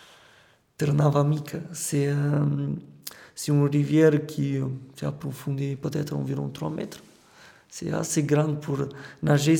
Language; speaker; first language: French; non-native, fluent; Romanian